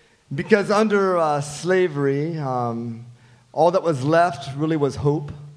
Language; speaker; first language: English; native; English